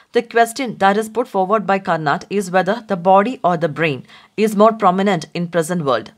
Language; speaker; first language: English; non-native, local second language; Malayalam